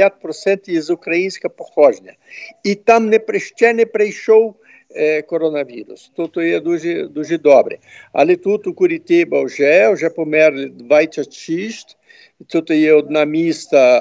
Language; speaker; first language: Ukrainian; early bilingual, heritage; Ukrainian